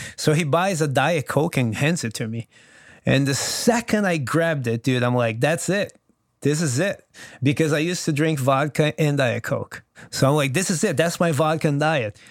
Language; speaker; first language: English; non-native, fluent; Portuguese